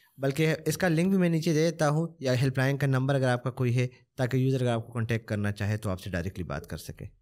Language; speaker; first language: Urdu; non-native, local second language; Pashto